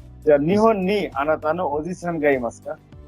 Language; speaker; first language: Japanese; non-native, fluent; Bangla